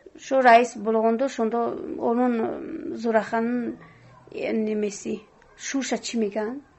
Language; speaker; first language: Kyrgyz; non-native, local second language; Tajik